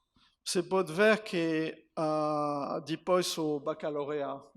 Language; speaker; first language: Portuguese; non-native, fluent; French